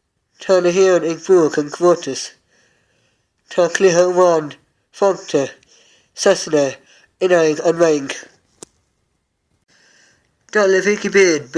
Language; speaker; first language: Irish; non-native, learner; English